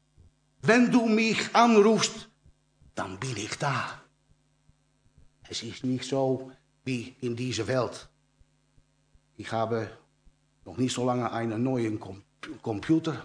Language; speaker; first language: German; non-native, learner; Dutch